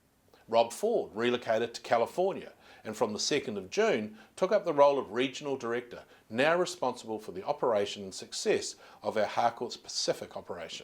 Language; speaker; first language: English; native; English